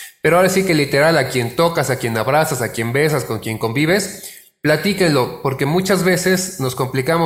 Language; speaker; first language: Spanish; native; Spanish